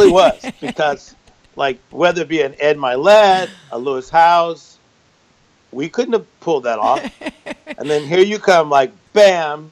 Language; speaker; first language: English; native; English